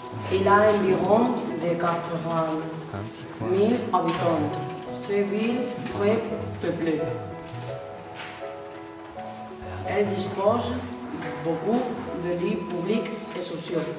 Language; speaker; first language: French; non-native, learner; Spanish